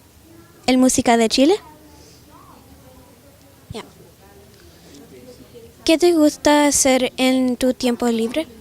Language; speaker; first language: Spanish; non-native, learner; English